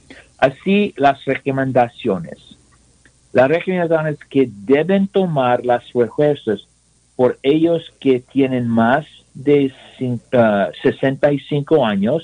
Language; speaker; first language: Spanish; non-native, learner; English